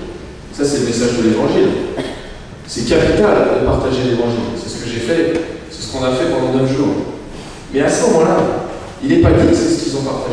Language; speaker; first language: French; native; French